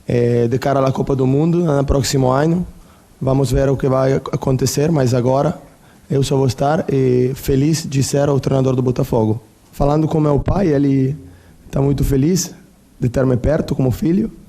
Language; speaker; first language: Portuguese; non-native, fluent; Italian